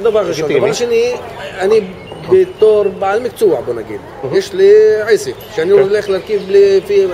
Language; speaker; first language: Hebrew; non-native, local second language; Arabic